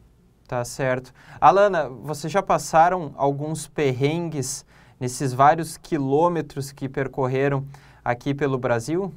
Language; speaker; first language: Portuguese; native; Portuguese